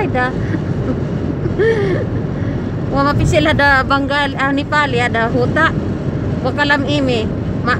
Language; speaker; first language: Arabic; non-native, learner; Filipino